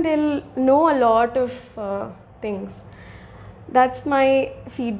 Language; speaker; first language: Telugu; early bilingual, heritage; Telugu